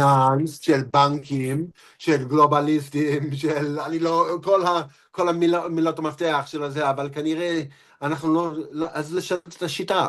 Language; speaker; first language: Hebrew; non-native, fluent; English